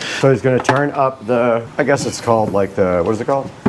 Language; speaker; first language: English; native; English